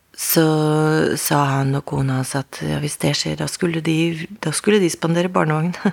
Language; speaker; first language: Norwegian; native; Norwegian